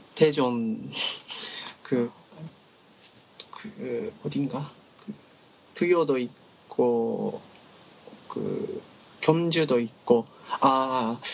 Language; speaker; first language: Korean; non-native, learner; Japanese